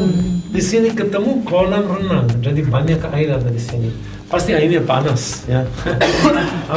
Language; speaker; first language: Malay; non-native, fluent; Hebrew